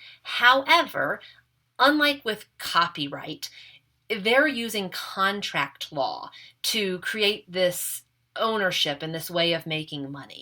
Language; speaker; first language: English; native; English